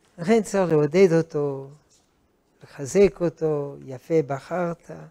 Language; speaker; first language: Hebrew; non-native, fluent; French